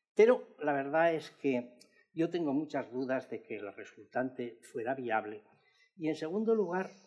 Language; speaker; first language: Spanish; native; Spanish